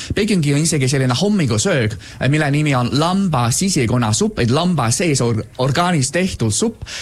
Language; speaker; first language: Estonian; non-native, fluent; Chinese